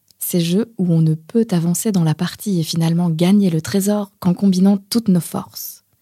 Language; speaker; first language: French; native; French